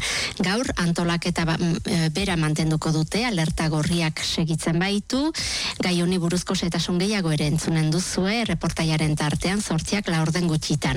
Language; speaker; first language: Basque; native; Basque